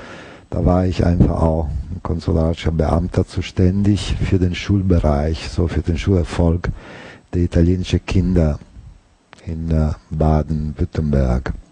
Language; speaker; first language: German; non-native, fluent; Italian